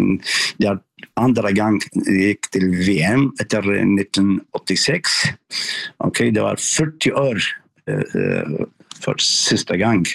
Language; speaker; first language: Norwegian; non-native, learner; Arabic